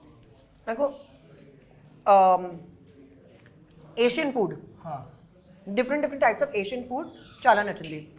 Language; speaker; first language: Telugu; non-native, learner; Hindi